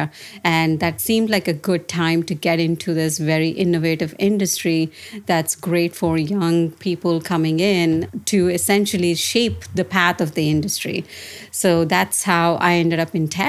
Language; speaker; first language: English; non-native, local second language; Telugu